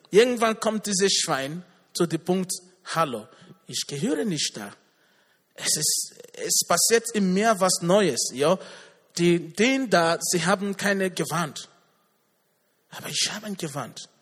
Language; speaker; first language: German; non-native, learner; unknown